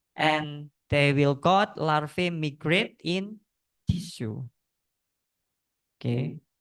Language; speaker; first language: English; non-native, learner; Indonesian